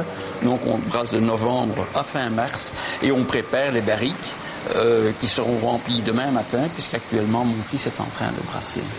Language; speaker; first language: French; native; French